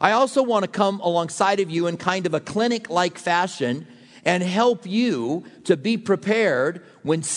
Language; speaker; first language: English; native; English